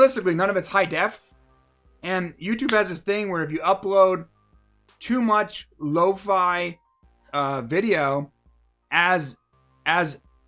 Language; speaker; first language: English; native; English